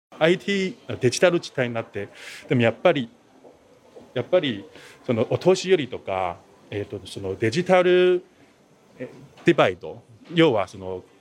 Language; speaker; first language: Japanese; non-native, fluent; Chinese